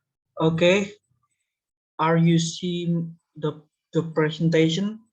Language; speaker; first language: English; non-native, learner; Indonesian